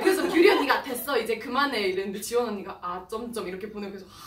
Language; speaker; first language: Korean; native; Korean